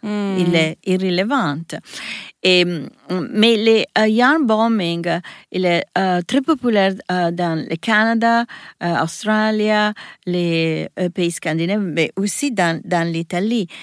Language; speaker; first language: French; non-native, learner; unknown